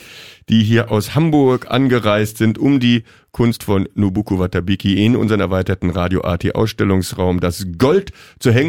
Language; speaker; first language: German; native; German